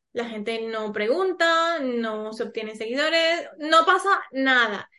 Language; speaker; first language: Spanish; native; Spanish